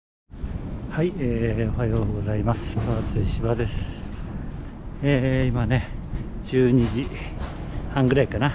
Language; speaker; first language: Japanese; native; Japanese